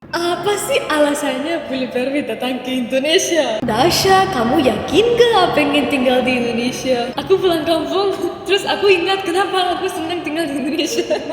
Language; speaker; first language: Indonesian; non-native, fluent; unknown